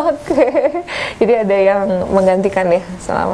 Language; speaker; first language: Indonesian; native; Indonesian